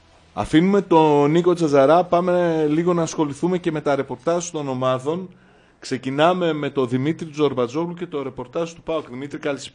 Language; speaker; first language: Greek; native; Greek